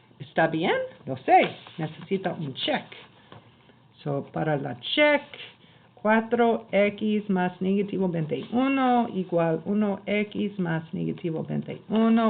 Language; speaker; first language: Spanish; non-native, learner; English